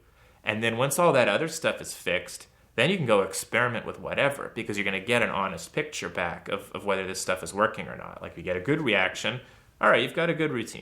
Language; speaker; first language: English; native; English